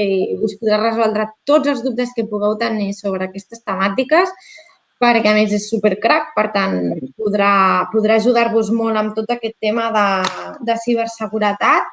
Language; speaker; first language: Catalan; native; Catalan